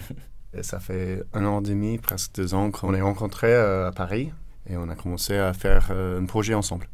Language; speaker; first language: French; non-native, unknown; English